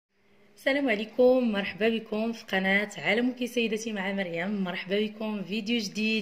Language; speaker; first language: Arabic; native; Arabic